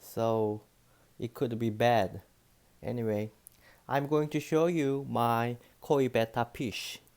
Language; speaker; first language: English; non-native, learner; Korean